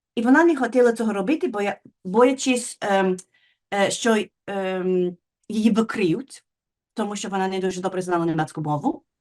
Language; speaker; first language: Ukrainian; non-native, fluent; English